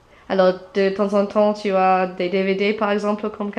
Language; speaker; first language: French; non-native, fluent; English